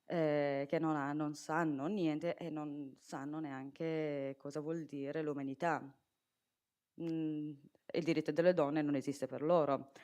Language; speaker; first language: Italian; non-native, fluent; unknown